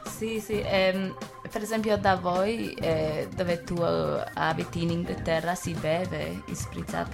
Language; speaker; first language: Italian; non-native, fluent; English